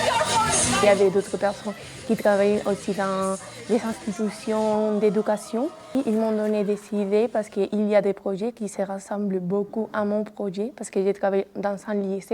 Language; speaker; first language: French; non-native, learner; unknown